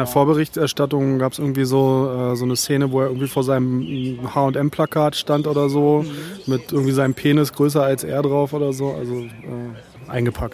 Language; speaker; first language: German; native; German